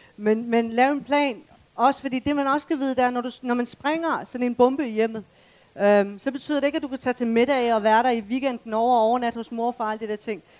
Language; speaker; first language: Danish; early bilingual, other home language; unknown